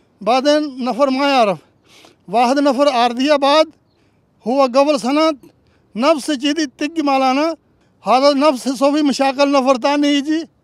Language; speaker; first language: Arabic; non-native, learner; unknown